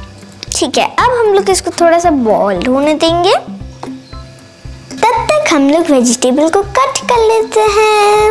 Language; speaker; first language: Hindi; native; Hindi